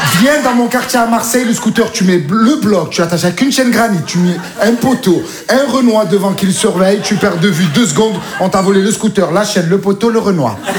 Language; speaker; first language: French; native; French